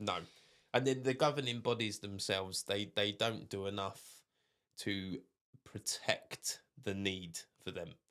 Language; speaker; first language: English; native; English